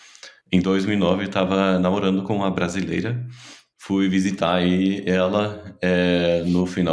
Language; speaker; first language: Portuguese; non-native, fluent; German